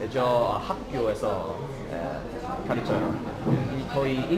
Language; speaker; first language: Korean; non-native, learner; English